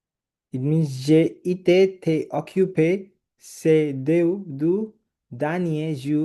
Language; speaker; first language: French; non-native, learner; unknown